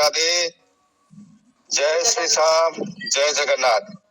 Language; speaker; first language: Hindi; native; Hindi